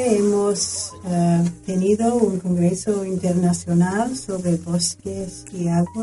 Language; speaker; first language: Spanish; non-native, fluent; English